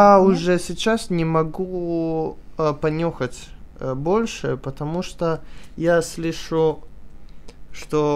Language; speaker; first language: Russian; early bilingual, heritage; Italian